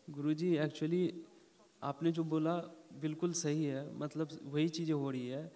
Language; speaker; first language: Hindi; native; Hindi